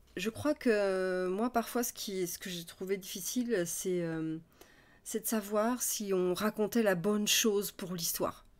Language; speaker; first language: French; native; French